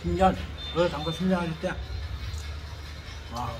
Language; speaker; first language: Korean; native; Korean